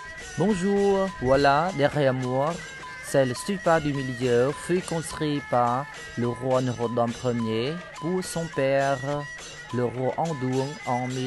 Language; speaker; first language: French; non-native, fluent; Khmer